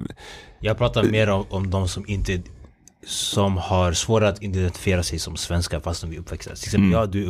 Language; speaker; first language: Swedish; early bilingual, other home language; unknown